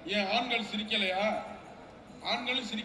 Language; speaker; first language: Tamil; native; Tamil